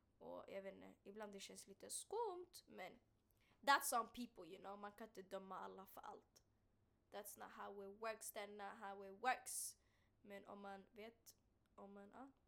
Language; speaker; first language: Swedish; early bilingual, other home language; Tigrinya